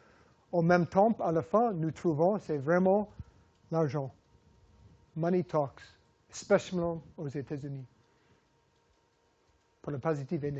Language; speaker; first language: French; non-native, fluent; English